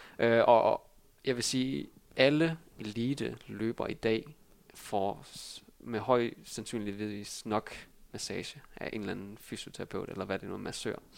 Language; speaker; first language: Danish; early bilingual, other home language; Vietnamese